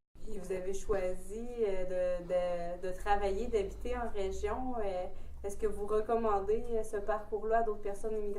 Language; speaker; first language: French; native; French